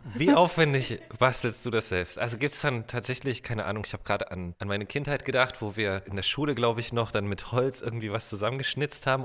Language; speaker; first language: German; native; German